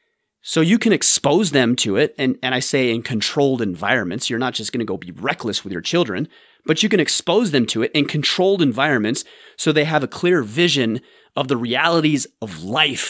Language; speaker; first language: English; native; English